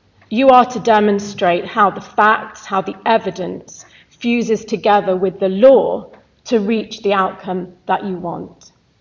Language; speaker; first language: English; native; English